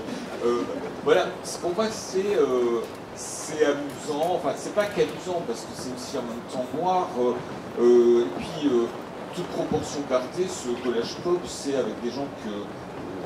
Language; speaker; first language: French; native; French